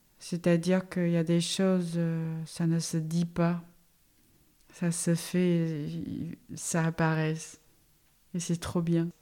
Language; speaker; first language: French; non-native, fluent; Chinese